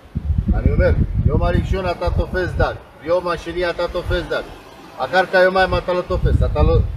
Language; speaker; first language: Hebrew; non-native, learner; Romanian